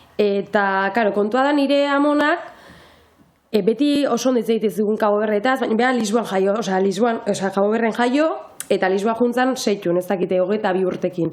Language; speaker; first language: Basque; non-native, local second language; Spanish